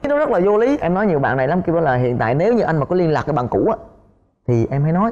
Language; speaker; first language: Vietnamese; native; Vietnamese